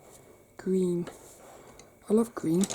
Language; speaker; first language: English; native; English